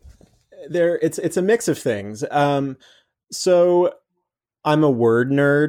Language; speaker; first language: English; native; English